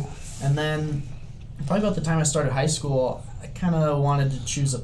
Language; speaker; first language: English; native; English